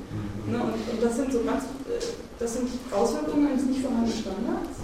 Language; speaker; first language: German; native; German